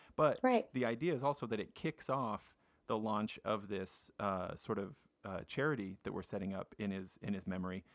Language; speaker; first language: English; native; English